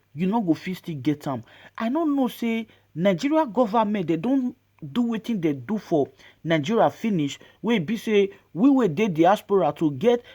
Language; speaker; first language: Nigerian Pidgin; native; Nigerian Pidgin